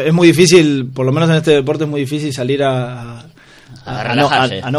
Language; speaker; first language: Spanish; native; Spanish